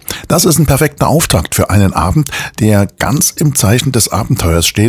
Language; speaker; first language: German; native; German